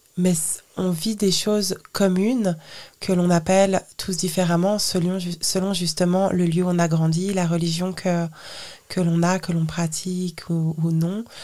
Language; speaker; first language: French; native; French